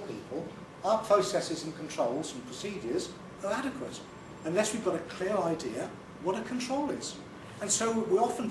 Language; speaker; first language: English; native; English